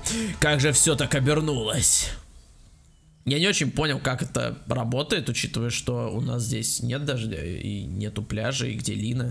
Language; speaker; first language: Russian; native; Russian